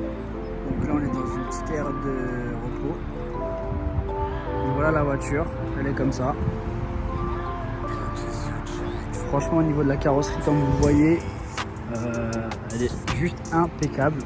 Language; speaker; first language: French; native; French